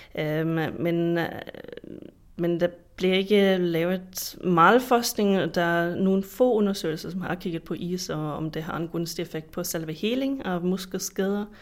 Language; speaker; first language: Danish; non-native, fluent; German